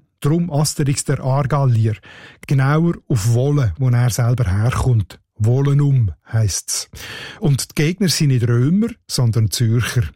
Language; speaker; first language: German; native; German